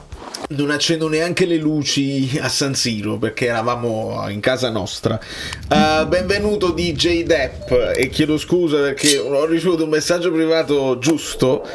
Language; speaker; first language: Italian; native; Italian